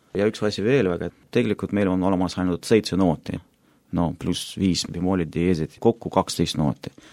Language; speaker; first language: Estonian; non-native, local second language; Russian